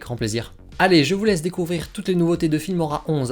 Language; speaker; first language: French; native; French